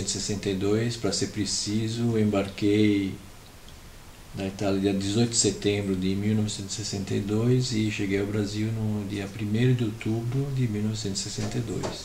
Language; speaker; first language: Portuguese; early bilingual, other home language; Italian